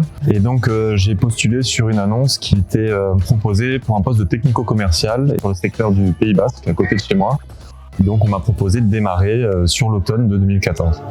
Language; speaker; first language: French; native; French